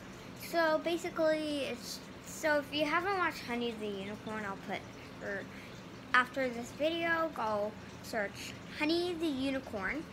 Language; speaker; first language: English; native; English